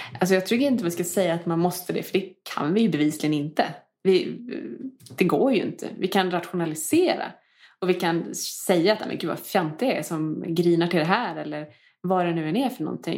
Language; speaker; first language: Swedish; native; Swedish